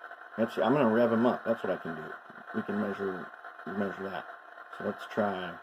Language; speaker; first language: English; native; English